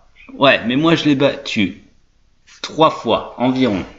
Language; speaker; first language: French; native; French